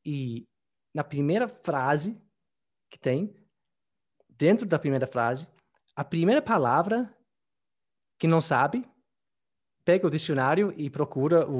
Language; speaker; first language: Portuguese; non-native, fluent; English